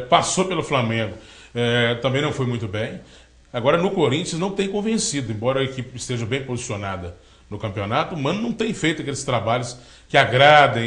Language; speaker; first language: Portuguese; native; Portuguese